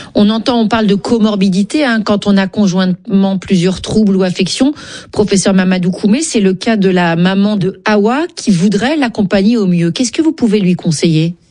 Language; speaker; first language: French; native; French